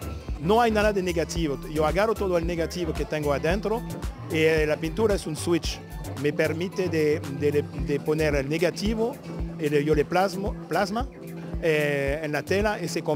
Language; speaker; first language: Spanish; non-native, fluent; French